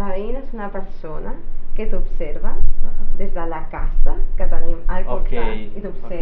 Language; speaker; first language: Catalan; native; Catalan